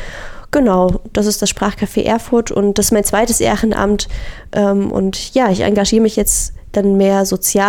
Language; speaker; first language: German; native; German